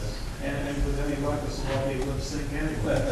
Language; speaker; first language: English; native; English